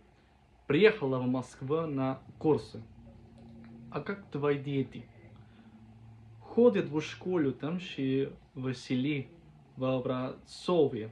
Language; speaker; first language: Russian; non-native, learner; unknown